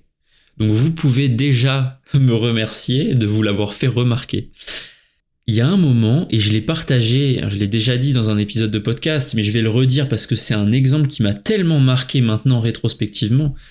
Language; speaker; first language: French; native; French